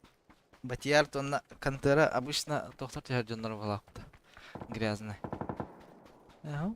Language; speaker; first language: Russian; non-native, local second language; Yakut